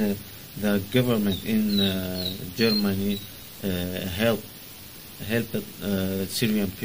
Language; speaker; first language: English; non-native, learner; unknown